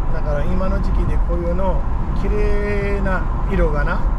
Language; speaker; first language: Japanese; non-native, fluent; Urdu